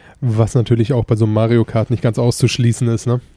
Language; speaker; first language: German; native; German